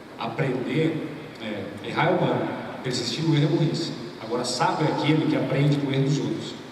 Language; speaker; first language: Portuguese; native; Portuguese